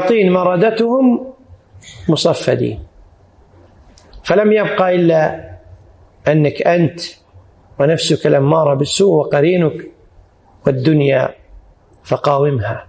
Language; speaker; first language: Arabic; native; Arabic